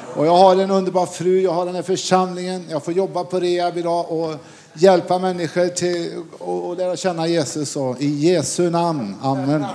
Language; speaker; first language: Swedish; native; Swedish